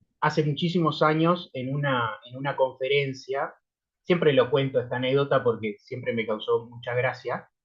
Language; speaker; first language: Spanish; native; Spanish